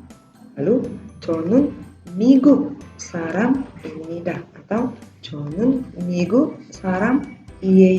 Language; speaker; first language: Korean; non-native, fluent; Indonesian